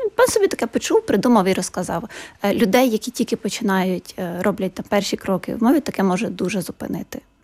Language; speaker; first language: Ukrainian; native; Ukrainian